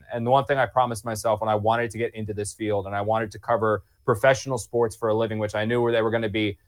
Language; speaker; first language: English; native; English